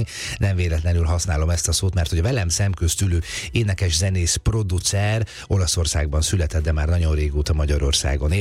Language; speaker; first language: Hungarian; native; Hungarian